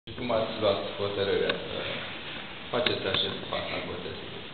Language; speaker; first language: Romanian; native; Romanian